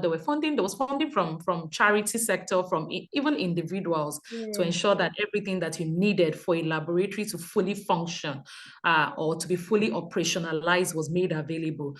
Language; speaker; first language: English; non-native, local second language; Yoruba